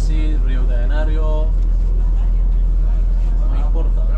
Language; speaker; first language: Portuguese; non-native, learner; Turkish